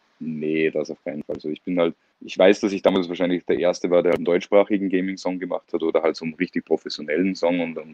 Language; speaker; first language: German; native; German